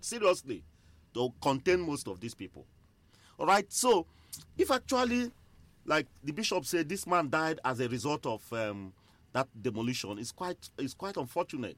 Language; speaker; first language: English; non-native, local second language; Igbo